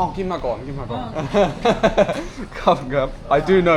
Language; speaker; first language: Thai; non-native, learner; English